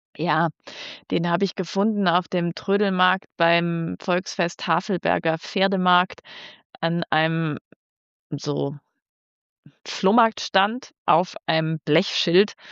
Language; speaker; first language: German; native; German